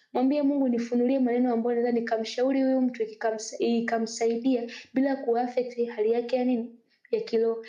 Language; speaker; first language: Swahili; native; Swahili